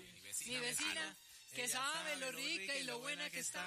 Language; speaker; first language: Spanish; native; Spanish